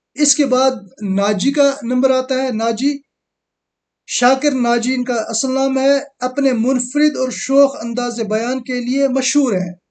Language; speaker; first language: Urdu; non-native, local second language; Kashmiri